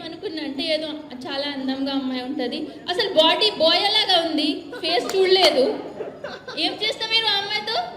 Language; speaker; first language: Telugu; non-native, learner; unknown